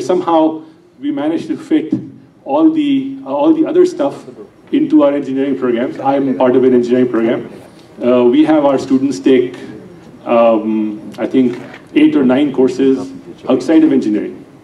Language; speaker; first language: English; non-native, local second language; Urdu